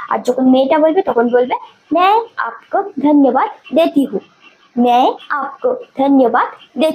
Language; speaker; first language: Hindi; non-native, fluent; Bangla